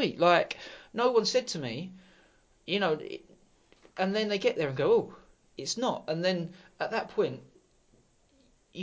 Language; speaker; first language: English; native; English